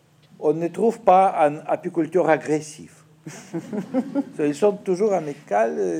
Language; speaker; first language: French; non-native, fluent; Russian